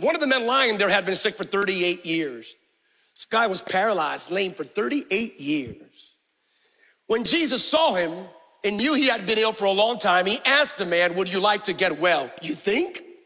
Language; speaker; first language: English; early bilingual, other home language; Spanish